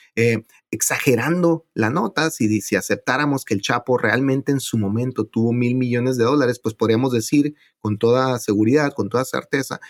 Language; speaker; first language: Spanish; native; Spanish